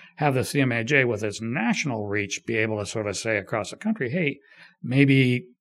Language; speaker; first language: English; native; English